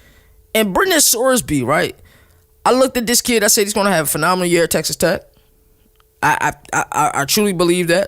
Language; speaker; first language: English; native; English